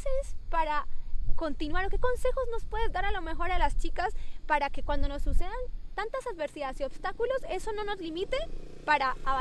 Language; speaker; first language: Spanish; native; Spanish